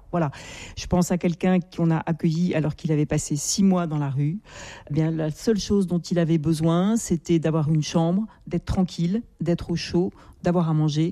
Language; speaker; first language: French; native; French